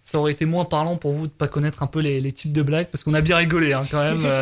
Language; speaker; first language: French; native; French